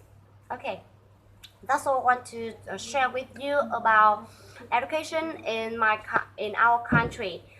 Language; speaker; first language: English; non-native, learner; Vietnamese